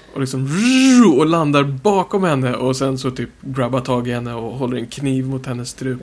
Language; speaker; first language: Swedish; native; Swedish